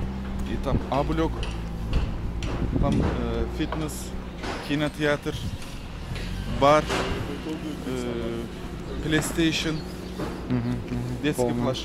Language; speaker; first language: Russian; non-native, learner; Turkish